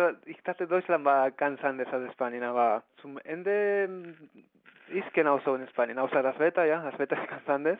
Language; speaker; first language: German; non-native, learner; Spanish